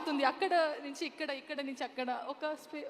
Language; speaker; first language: Telugu; non-native, learner; Kannada